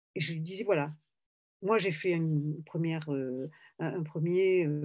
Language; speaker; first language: French; native; French